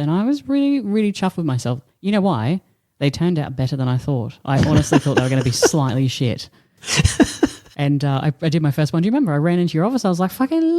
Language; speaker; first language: English; native; English